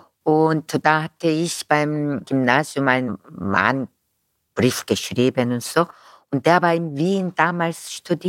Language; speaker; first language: German; non-native, fluent; Korean